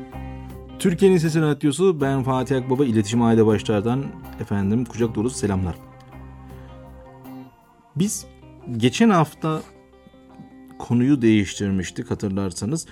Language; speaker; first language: Turkish; native; Turkish